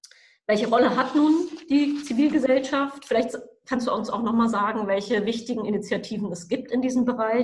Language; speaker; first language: German; native; German